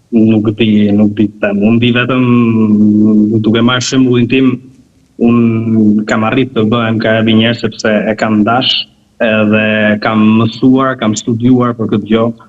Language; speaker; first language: Albanian; native; Albanian